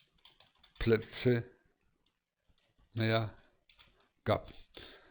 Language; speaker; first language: German; non-native, fluent; Spanish